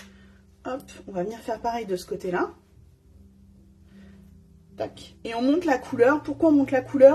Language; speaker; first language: French; native; French